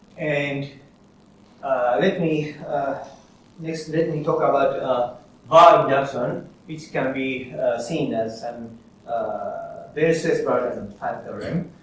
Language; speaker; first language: English; non-native, fluent; Japanese